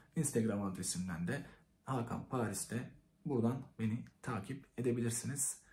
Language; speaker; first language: Turkish; native; Turkish